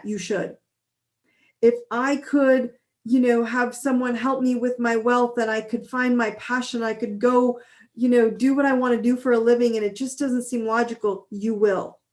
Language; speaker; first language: English; native; English